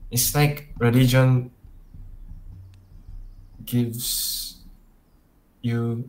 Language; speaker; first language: English; non-native, local second language; Chinese